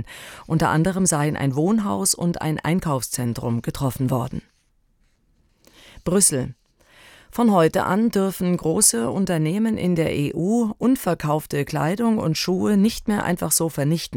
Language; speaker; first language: German; native; German